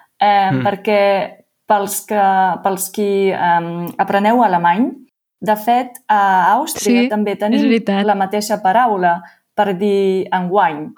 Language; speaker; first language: Catalan; non-native, fluent; German